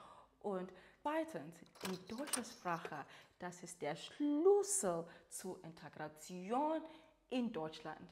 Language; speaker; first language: German; non-native, learner; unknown